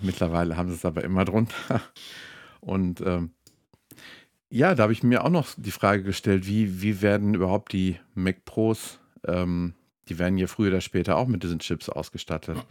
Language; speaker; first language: German; native; German